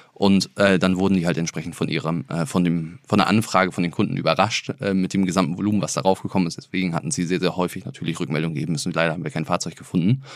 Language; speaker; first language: German; native; German